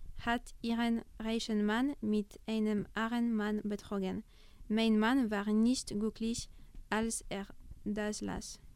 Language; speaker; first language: German; non-native, learner; French